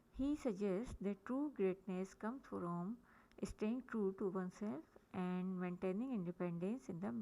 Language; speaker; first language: English; non-native, local second language; Urdu